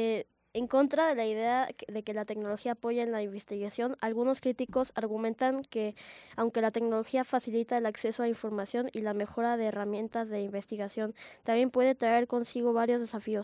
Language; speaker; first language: Spanish; native; Spanish